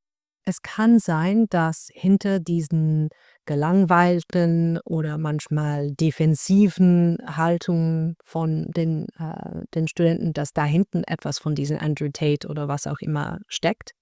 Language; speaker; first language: German; non-native, fluent; Dutch